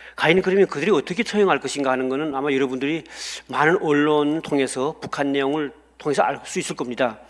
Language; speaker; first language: Korean; native; Korean